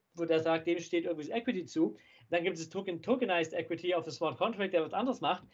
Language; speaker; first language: German; native; German